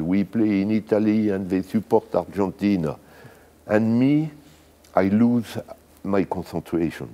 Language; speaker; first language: English; non-native, learner; French